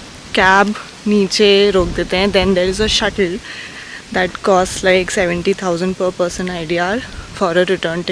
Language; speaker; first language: English; non-native, local second language; Hindi